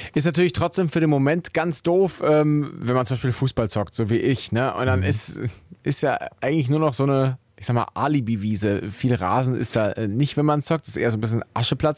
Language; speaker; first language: German; native; German